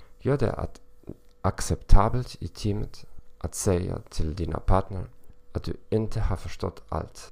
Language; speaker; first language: Swedish; non-native, learner; German